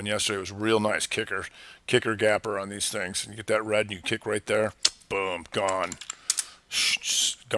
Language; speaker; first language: English; native; English